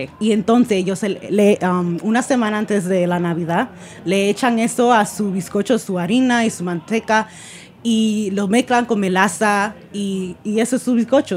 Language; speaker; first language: Spanish; early bilingual, heritage; Spanish